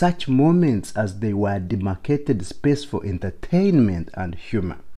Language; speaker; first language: English; non-native, local second language; Nyankole